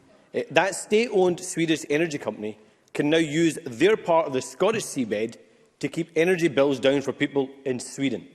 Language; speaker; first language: English; native; English